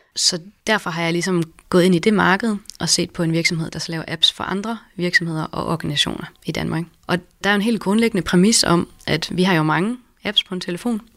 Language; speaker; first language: Danish; native; Danish